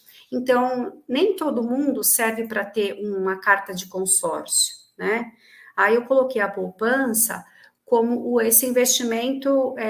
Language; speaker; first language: Portuguese; native; Portuguese